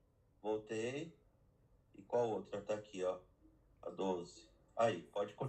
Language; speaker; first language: Portuguese; native; Portuguese